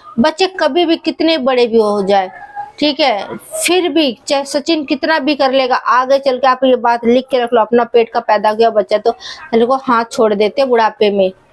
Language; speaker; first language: Hindi; native; Hindi